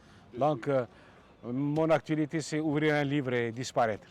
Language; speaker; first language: French; non-native, local second language; Arabic